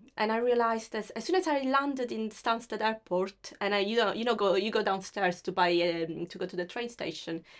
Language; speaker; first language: English; non-native, fluent; Italian